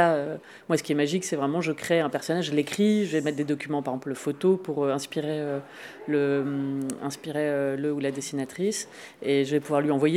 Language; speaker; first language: French; native; French